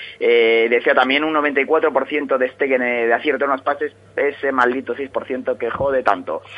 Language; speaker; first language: Spanish; native; Spanish